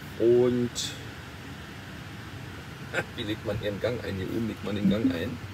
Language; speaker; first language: German; native; German